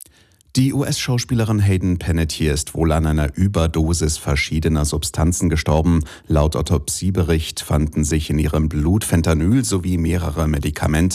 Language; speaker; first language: German; native; German